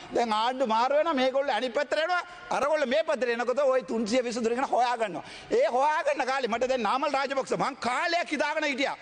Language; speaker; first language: Sinhala; non-native, local second language; Tamil